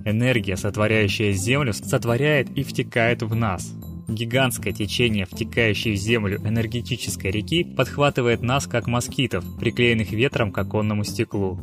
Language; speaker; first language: Russian; native; Russian